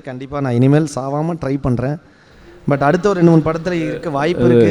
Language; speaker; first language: Tamil; native; Tamil